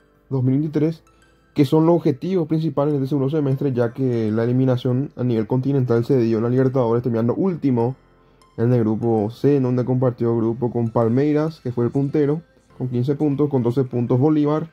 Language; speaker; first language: Spanish; native; Spanish